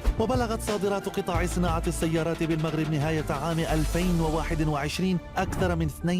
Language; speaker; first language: Arabic; native; Arabic